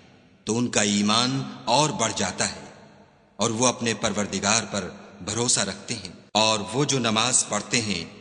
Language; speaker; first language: Urdu; native; Urdu